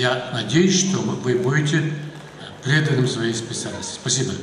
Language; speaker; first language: Russian; non-native, local second language; Kazakh